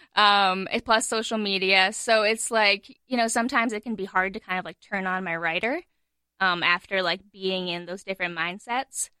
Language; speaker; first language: English; native; English